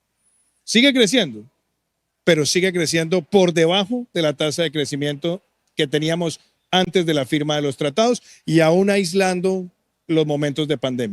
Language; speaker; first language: Spanish; native; Spanish